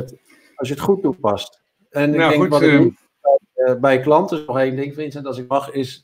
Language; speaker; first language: Dutch; native; Dutch